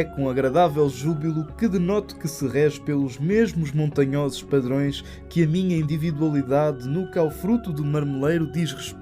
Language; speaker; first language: Portuguese; native; Portuguese